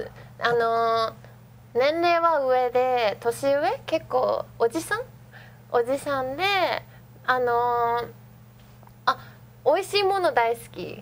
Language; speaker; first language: Japanese; non-native, learner; Chinese